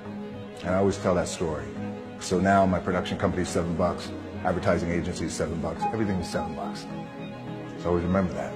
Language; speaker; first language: English; native; English